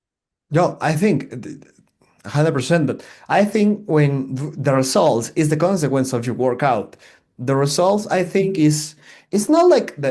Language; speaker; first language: English; non-native, learner; Spanish